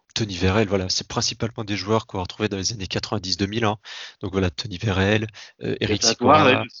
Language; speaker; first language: French; native; French